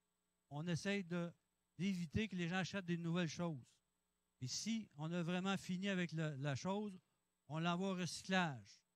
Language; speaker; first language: French; native; French